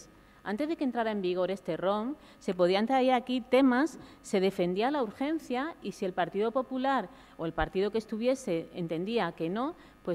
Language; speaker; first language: Spanish; native; Spanish